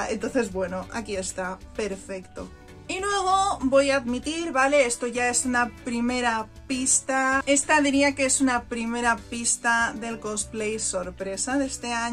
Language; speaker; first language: Spanish; native; Spanish